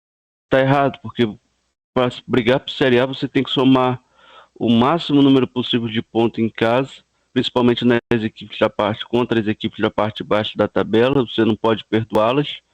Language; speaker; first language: Portuguese; native; Portuguese